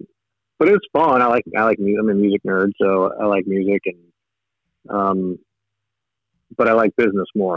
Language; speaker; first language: English; native; English